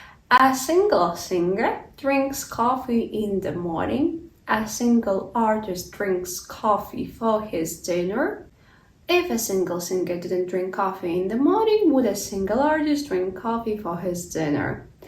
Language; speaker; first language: English; non-native, fluent; Ukrainian